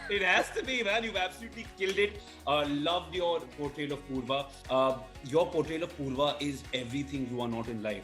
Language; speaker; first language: English; non-native, local second language; Hindi